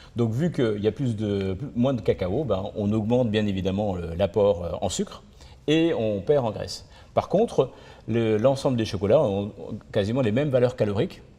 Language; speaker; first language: French; native; French